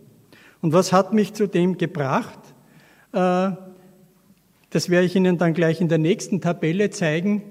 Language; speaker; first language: German; native; German